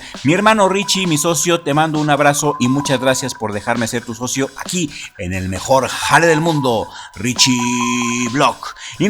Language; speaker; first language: Spanish; native; Spanish